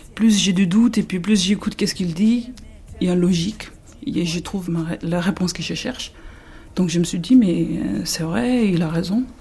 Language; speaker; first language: French; non-native, fluent; Tibetan